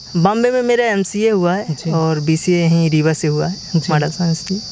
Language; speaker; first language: Hindi; native; Hindi